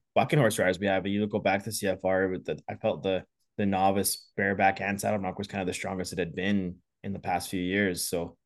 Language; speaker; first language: English; native; English